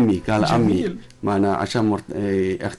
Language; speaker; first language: Arabic; non-native, learner; Chinese